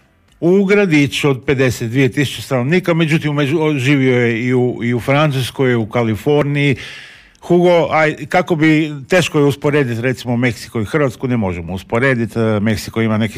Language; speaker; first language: Croatian; native; Croatian